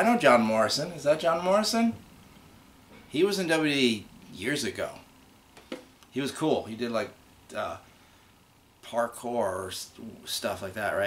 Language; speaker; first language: English; native; English